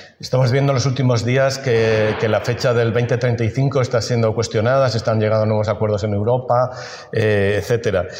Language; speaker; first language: Spanish; native; Spanish